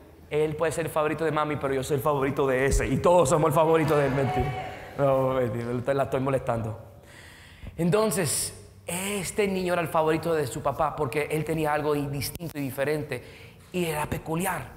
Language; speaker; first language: Spanish; early bilingual, heritage; Spanish